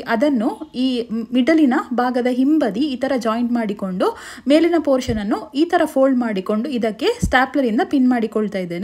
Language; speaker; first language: Kannada; native; Kannada